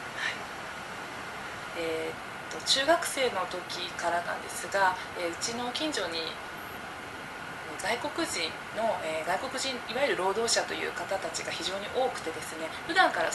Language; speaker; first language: Japanese; native; Japanese